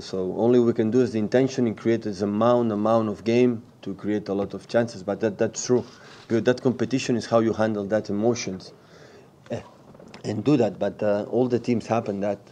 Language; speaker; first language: English; non-native, fluent; Catalan